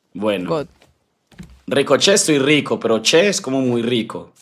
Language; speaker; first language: Spanish; native; Spanish